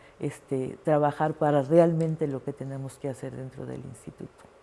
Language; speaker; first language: Spanish; native; Spanish